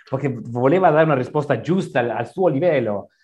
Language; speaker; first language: Italian; non-native, learner; Spanish